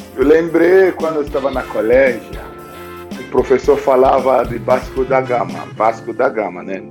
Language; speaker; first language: Portuguese; non-native, fluent; Igbo